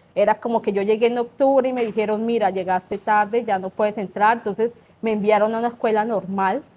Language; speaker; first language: Spanish; native; Spanish